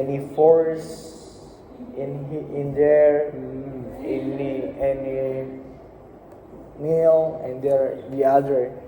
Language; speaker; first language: English; non-native, learner; Indonesian